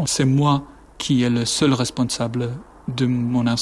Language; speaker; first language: French; non-native, fluent; German